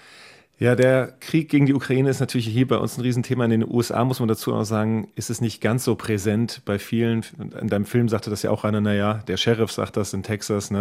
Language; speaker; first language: German; native; German